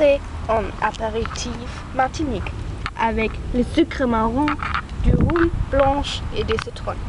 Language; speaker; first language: French; non-native, learner; German